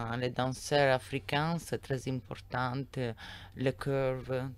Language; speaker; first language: French; non-native, learner; Italian